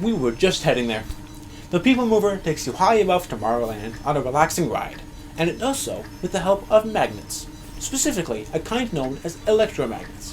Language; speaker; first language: English; native; English